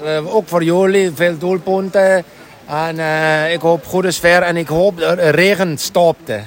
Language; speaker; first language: Dutch; non-native, learner; Italian